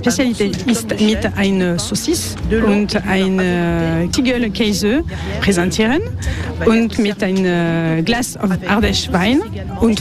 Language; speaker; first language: German; non-native, learner; French